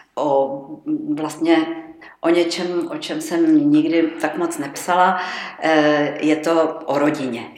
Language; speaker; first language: Czech; native; Czech